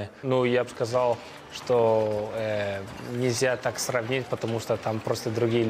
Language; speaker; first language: Russian; early bilingual, heritage; Russian